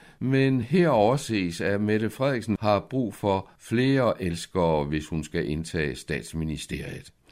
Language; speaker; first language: Danish; native; Danish